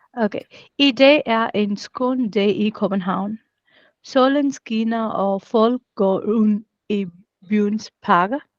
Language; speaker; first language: Danish; non-native, learner; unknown